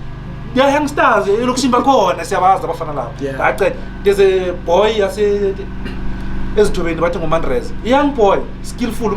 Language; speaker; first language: English; non-native, local second language; Zulu